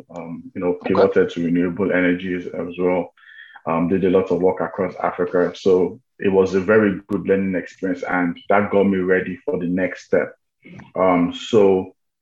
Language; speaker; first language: English; non-native, local second language; Yoruba